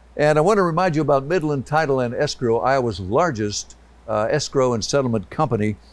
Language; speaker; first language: English; native; English